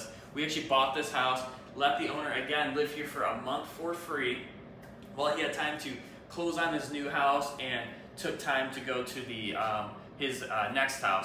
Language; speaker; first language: English; native; English